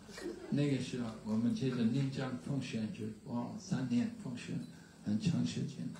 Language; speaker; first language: Chinese; non-native, learner; English